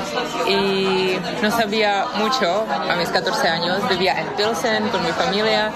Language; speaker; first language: Spanish; non-native, fluent; Czech